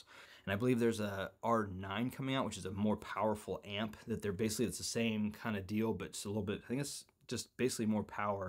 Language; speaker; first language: English; native; English